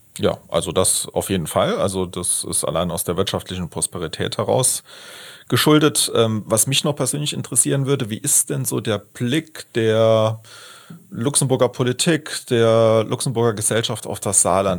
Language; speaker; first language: German; native; German